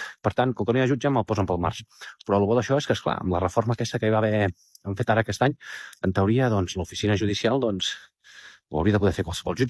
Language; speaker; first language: Catalan; native; Catalan